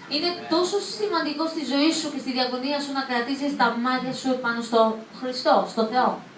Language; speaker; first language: Greek; native; Greek